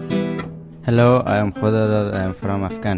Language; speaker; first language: English; non-native, learner; Persian